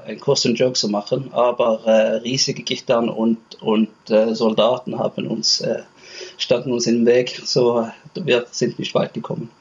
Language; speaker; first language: German; non-native, fluent; Norwegian